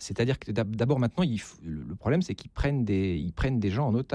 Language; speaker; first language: French; native; French